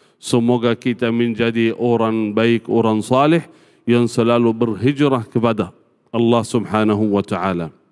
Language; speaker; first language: Malay; non-native, fluent; Arabic